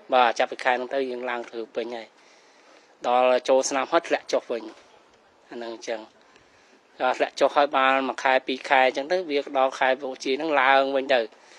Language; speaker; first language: Khmer; native; Khmer